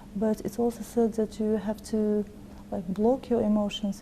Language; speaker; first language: English; non-native, fluent; Kazakh